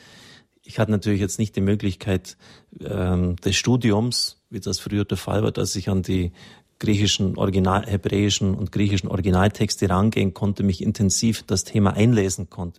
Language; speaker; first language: German; native; German